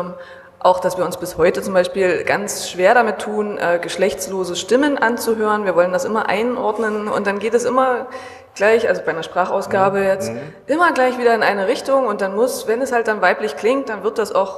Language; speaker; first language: German; native; German